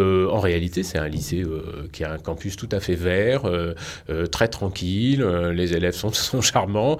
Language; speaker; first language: French; native; French